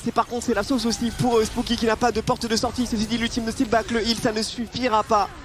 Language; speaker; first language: French; native; French